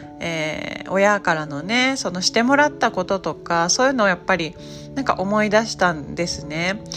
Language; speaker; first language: Japanese; native; Japanese